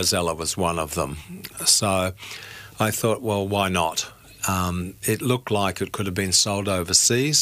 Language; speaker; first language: English; native; English